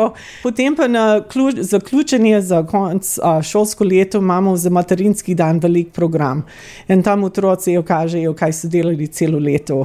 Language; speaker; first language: Slovenian; early bilingual, heritage; Slovenian